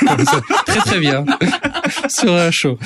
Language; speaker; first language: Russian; non-native, fluent; French